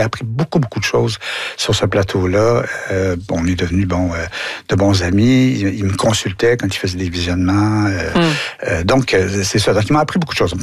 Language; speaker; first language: French; native; French